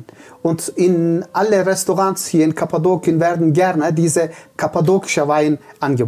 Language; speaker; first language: German; non-native, fluent; Turkish